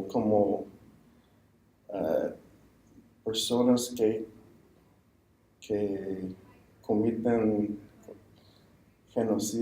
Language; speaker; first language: Spanish; non-native, fluent; English